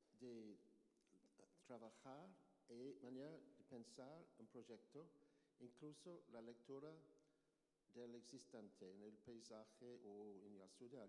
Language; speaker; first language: Spanish; non-native, learner; English